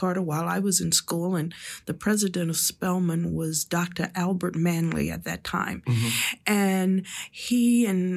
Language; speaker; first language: English; native; English